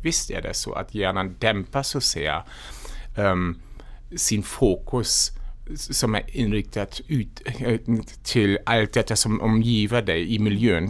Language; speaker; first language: Swedish; non-native, fluent; German